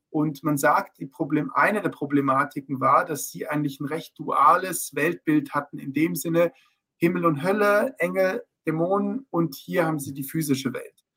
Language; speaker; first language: German; early bilingual, heritage; German